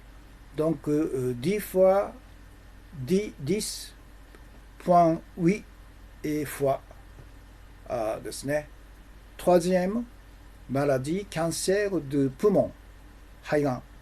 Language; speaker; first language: French; non-native, learner; Japanese